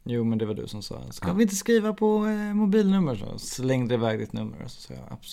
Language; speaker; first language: Swedish; native; Swedish